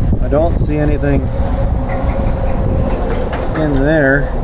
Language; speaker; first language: English; native; English